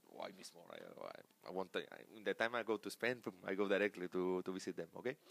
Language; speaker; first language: English; non-native, fluent; Spanish